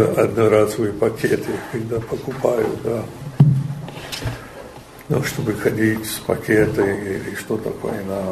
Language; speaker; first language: Russian; non-native, learner; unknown